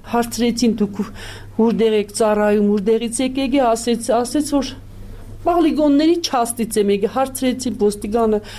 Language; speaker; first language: Armenian; native; Armenian